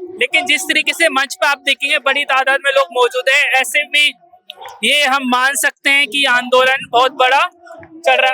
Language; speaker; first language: Hindi; native; Hindi